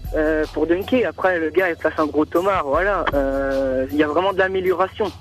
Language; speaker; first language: French; native; French